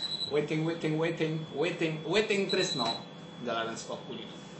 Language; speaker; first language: English; non-native, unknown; Javanese